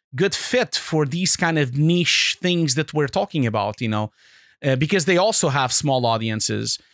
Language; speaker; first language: English; non-native, fluent; Portuguese